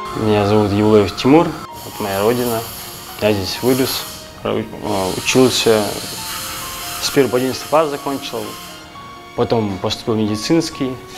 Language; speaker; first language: Russian; non-native, local second language; Ingush